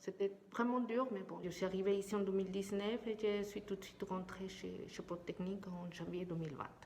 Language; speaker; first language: French; non-native, fluent; Spanish